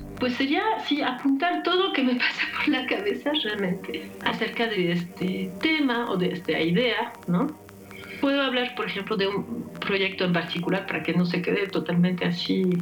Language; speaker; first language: Spanish; non-native, fluent; French